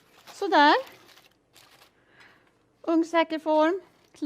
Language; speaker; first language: Swedish; native; Swedish